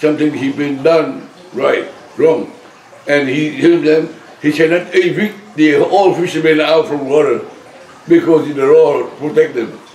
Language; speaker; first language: English; non-native, learner; Vietnamese